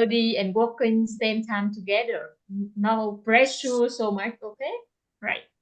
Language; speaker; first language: English; non-native, learner; Vietnamese